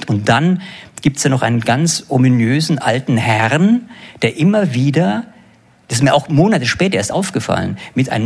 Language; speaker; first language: German; native; German